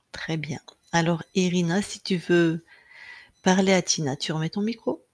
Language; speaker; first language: French; native; French